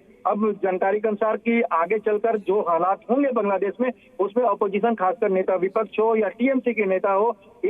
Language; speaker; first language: Hindi; native; Hindi